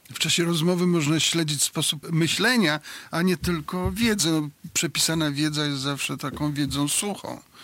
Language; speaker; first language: Polish; native; Polish